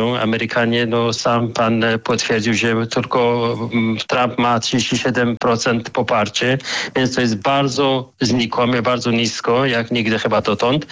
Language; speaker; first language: Polish; non-native, fluent; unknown